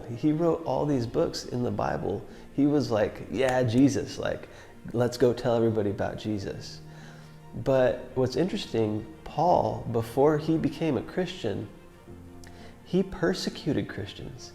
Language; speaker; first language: English; native; English